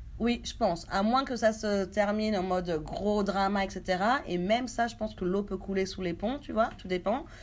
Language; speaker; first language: French; early bilingual, other home language; Haitian Creole